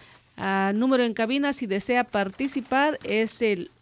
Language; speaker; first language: Spanish; native; Spanish